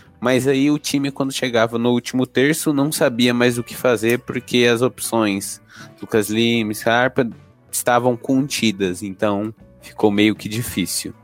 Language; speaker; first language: Portuguese; native; Portuguese